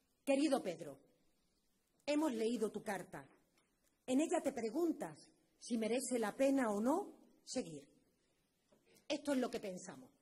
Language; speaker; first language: Spanish; native; Spanish